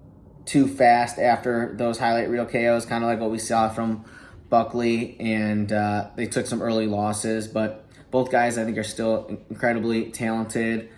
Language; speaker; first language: English; native; English